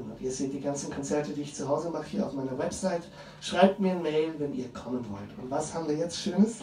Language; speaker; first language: German; native; German